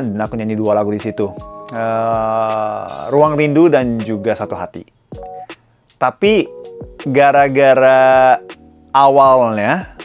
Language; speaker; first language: Indonesian; non-native, fluent; Japanese